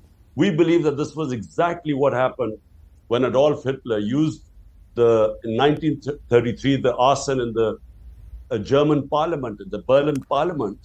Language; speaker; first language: English; non-native, local second language; Urdu